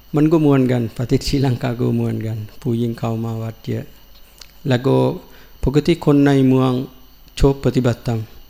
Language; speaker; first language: Thai; non-native, learner; Sinhala